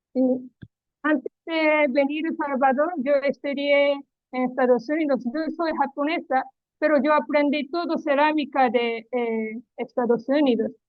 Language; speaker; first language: Spanish; non-native, learner; Japanese